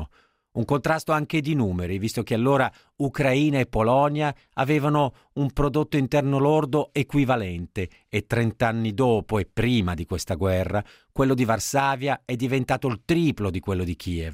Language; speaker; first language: Italian; native; Italian